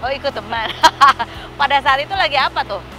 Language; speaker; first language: Indonesian; native; Indonesian